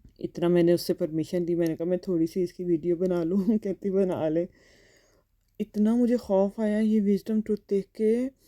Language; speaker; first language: Urdu; native; Urdu